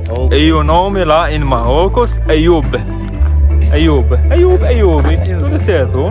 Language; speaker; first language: Portuguese; non-native, learner; Arabic